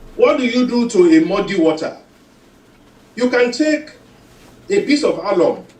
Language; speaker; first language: English; non-native, local second language; Yoruba